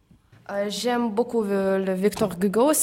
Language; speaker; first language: French; non-native, learner; Russian